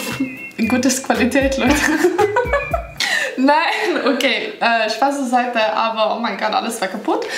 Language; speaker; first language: German; non-native, learner; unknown